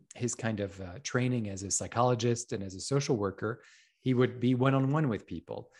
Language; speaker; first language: English; non-native, fluent; French